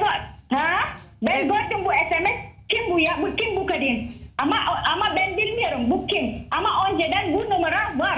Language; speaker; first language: Turkish; non-native, learner; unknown